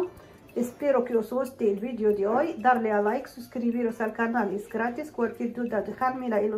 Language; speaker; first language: Spanish; non-native, fluent; Arabic